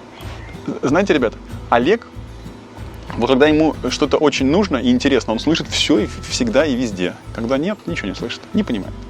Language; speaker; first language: Russian; native; Russian